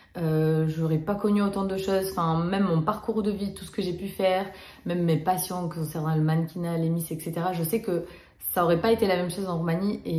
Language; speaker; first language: French; early bilingual, other home language; Romanian